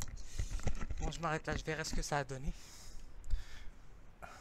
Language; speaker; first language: French; native; French